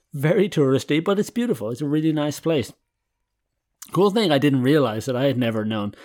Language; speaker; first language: English; native; English